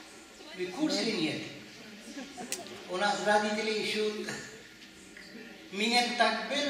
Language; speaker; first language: Russian; non-native, learner; Hindi